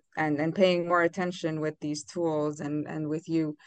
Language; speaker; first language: English; non-native, fluent; Romanian